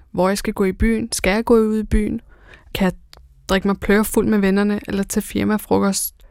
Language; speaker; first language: Danish; early bilingual, other home language; Persian